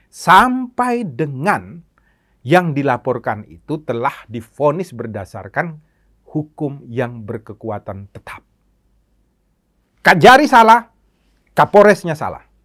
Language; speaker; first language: Indonesian; native; Indonesian